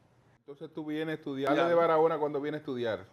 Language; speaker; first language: Spanish; native; Spanish